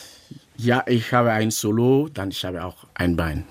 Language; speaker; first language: German; non-native, learner; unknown